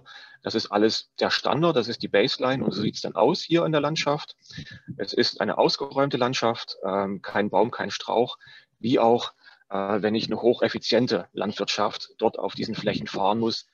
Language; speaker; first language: German; native; German